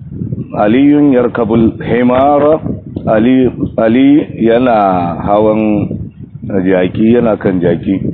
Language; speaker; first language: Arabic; non-native, fluent; Hausa